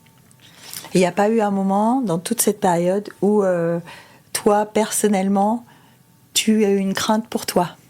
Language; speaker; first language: French; native; French